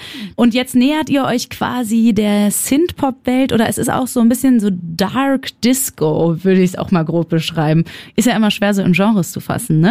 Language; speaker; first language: German; native; German